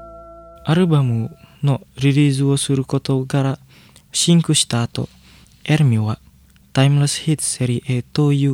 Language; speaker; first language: Japanese; non-native, fluent; Indonesian